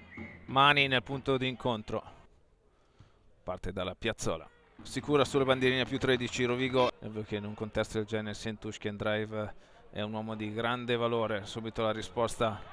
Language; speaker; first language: Italian; native; Italian